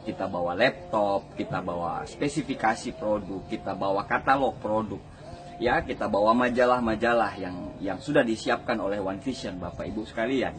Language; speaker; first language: Indonesian; native; Indonesian